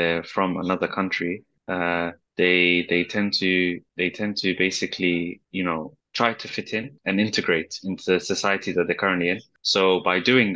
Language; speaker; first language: English; native; English